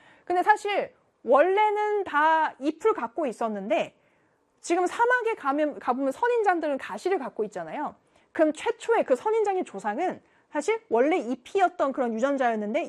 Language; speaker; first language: Korean; native; Korean